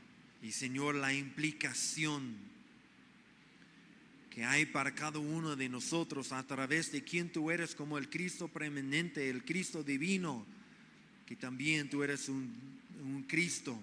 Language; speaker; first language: Spanish; non-native, fluent; English